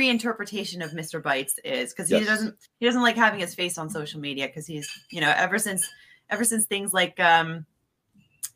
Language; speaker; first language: English; native; English